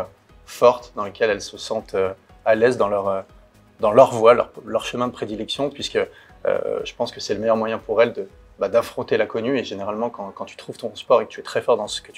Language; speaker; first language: French; native; French